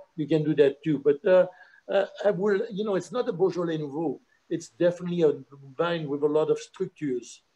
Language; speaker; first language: English; non-native, fluent; French